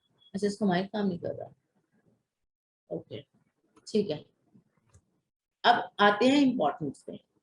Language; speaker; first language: Hindi; native; Hindi